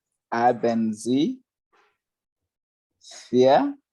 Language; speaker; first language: German; non-native, learner; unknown